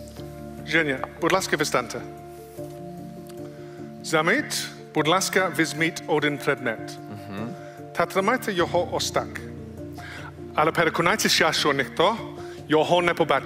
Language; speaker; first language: Ukrainian; non-native, learner; English